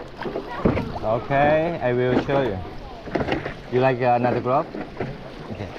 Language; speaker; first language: English; non-native, learner; Thai